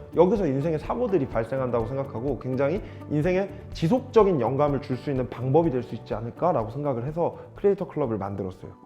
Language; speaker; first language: Korean; native; Korean